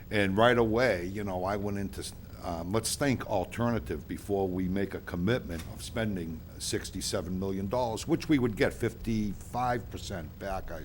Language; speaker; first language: English; native; English